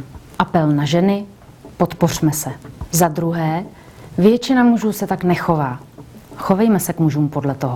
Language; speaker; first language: Czech; native; Czech